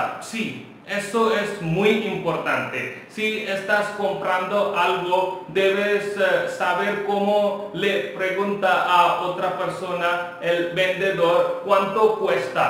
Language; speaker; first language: Spanish; non-native, local second language; Hindi